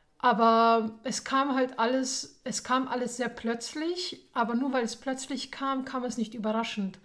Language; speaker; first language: German; early bilingual, other home language; Persian